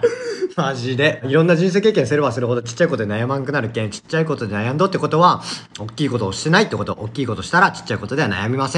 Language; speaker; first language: Japanese; native; Japanese